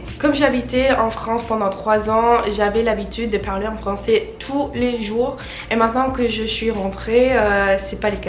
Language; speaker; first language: French; non-native, fluent; English